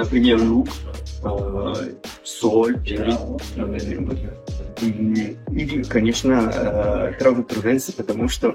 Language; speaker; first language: Russian; non-native, learner; French